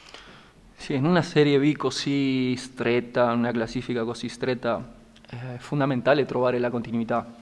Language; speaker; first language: Italian; non-native, fluent; Spanish